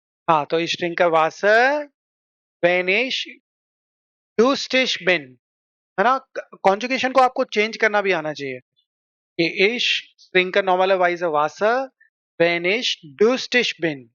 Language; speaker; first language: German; non-native, fluent; Hindi